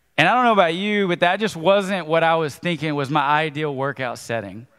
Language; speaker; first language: English; native; English